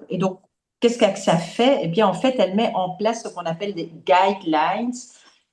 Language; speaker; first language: French; native; French